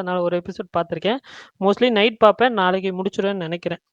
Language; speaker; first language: Tamil; native; Tamil